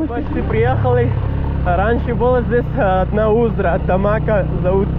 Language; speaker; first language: Russian; non-native, learner; Pashto